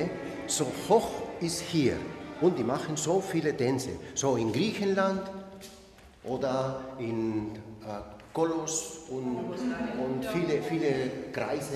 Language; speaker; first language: German; non-native, learner; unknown